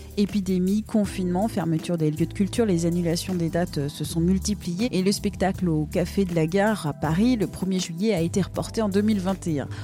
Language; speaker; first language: French; native; French